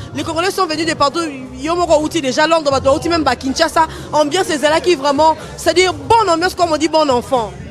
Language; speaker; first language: French; non-native, local second language; Lingala